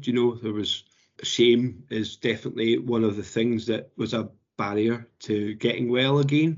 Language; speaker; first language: English; native; English